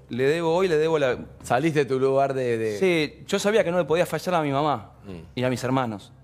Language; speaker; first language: Spanish; native; Spanish